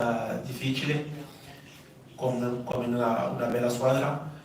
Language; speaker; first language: Italian; non-native, learner; French